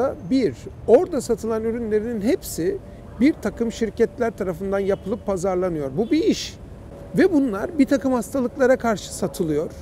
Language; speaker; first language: Turkish; native; Turkish